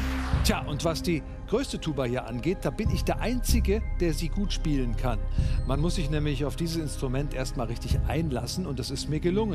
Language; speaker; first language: German; native; German